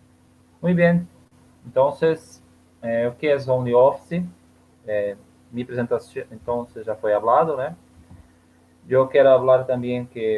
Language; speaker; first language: Spanish; non-native, learner; Portuguese